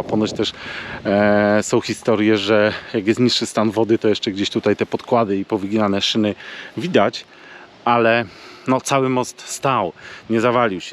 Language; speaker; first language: Polish; native; Polish